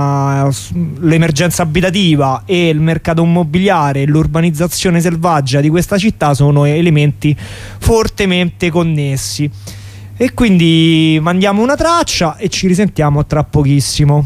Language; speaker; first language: Italian; native; Italian